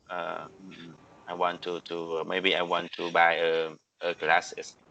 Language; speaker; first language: English; non-native, learner; Vietnamese